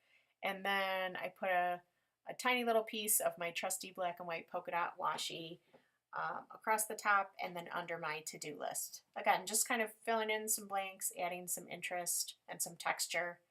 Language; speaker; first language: English; native; English